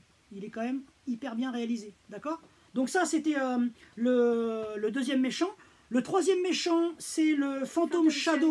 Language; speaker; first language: French; native; French